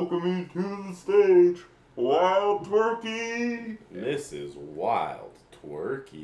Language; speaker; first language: English; native; English